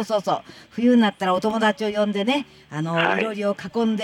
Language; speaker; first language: Japanese; native; Japanese